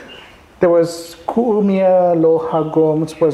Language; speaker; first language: English; early bilingual, other home language; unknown